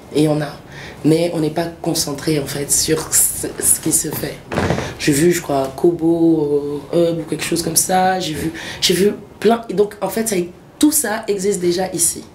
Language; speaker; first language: French; early bilingual, other home language; Swahili